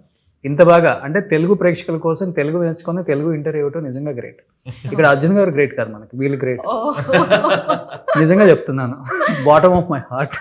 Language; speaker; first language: Telugu; native; Telugu